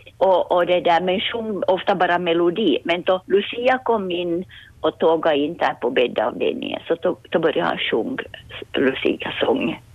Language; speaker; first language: Swedish; native; Swedish